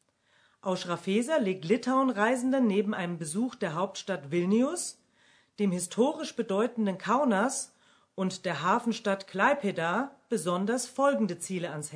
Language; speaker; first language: German; native; German